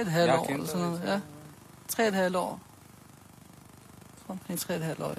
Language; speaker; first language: Danish; early bilingual, other home language; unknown